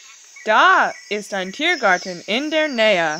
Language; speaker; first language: German; non-native, learner; English